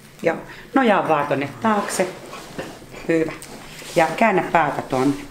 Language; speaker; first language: Finnish; native; Finnish